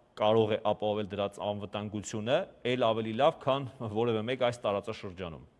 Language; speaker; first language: Armenian; native; Armenian